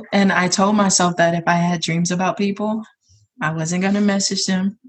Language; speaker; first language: English; native; English